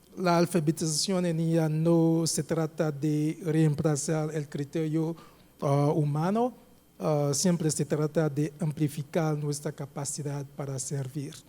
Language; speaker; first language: Spanish; non-native, fluent; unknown